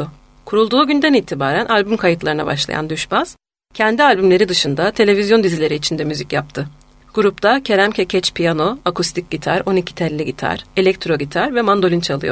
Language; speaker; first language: Turkish; native; Turkish